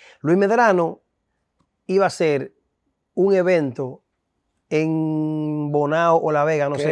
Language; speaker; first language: Spanish; native; Spanish